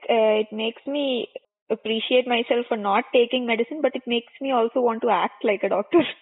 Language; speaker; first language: English; non-native, local second language; Malayalam